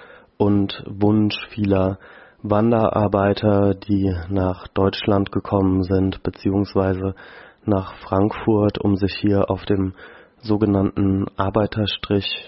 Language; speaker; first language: German; native; German